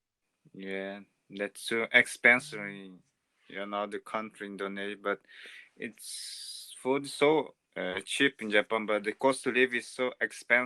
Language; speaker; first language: English; non-native, learner; Portuguese